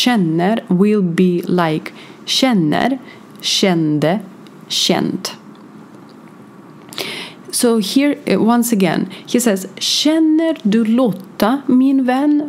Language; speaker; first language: Swedish; non-native, fluent; Ukrainian